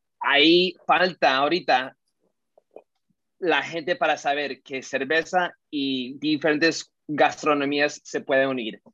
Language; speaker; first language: Spanish; early bilingual, heritage; Spanish